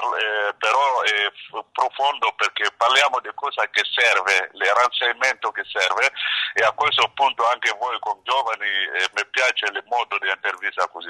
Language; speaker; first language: Italian; non-native, learner; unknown